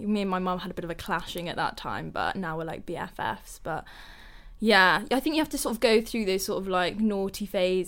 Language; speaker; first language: English; native; English